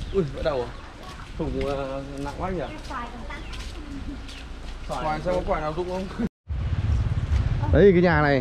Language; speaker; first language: Vietnamese; native; Vietnamese